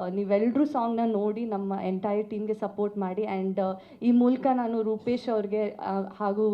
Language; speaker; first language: Kannada; non-native, local second language; Tulu